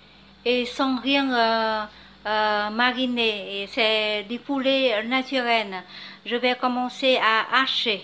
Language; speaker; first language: French; non-native, learner; Vietnamese